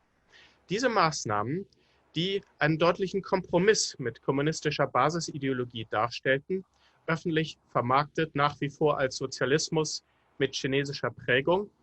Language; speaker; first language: German; native; German